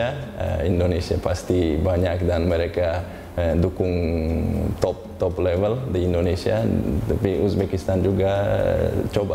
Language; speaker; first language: Indonesian; non-native, learner; Uzbek